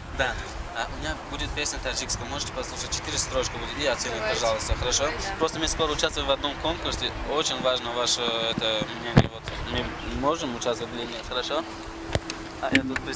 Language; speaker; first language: Russian; non-native, local second language; Tajik